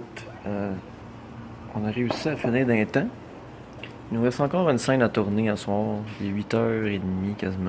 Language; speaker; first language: French; native; French